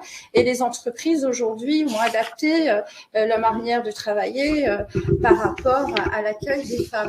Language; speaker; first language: French; native; French